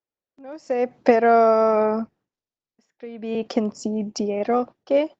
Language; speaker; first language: Spanish; non-native, learner; English